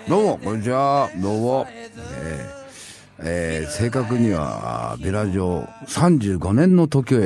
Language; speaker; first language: Japanese; native; Japanese